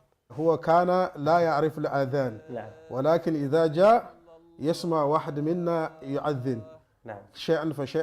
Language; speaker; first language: Arabic; non-native, fluent; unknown